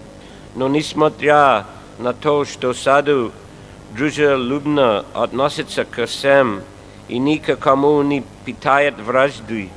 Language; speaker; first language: Russian; non-native, fluent; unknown